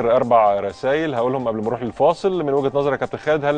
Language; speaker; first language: Arabic; native; Arabic